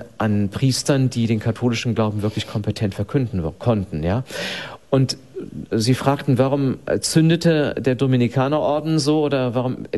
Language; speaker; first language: German; native; German